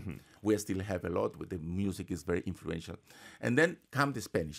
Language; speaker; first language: English; non-native, fluent; Spanish